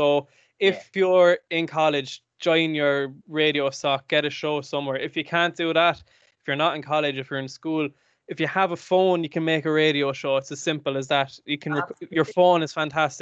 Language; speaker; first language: English; native; English